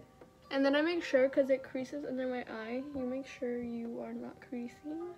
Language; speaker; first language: English; native; English